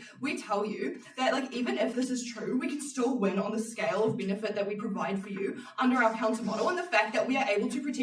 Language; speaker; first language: English; native; English